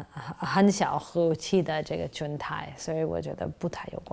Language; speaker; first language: Chinese; non-native, fluent; English